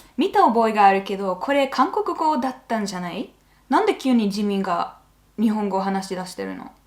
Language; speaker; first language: Japanese; non-native, fluent; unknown